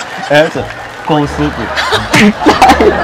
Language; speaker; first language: Japanese; non-native, learner; Vietnamese